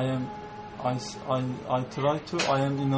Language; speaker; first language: English; non-native, learner; Turkish